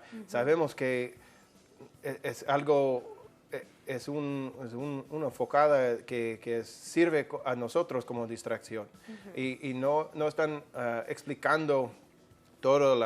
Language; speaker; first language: Spanish; non-native, fluent; English